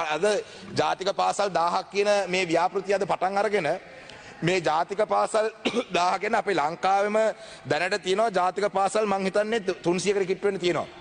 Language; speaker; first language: Sinhala; non-native, local second language; Tamil